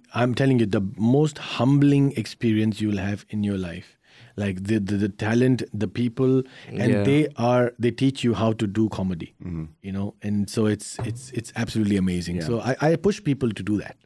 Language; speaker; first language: English; early bilingual, heritage; Arabic